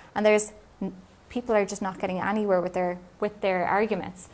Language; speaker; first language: English; native; English